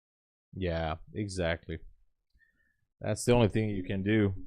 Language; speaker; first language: English; non-native, fluent; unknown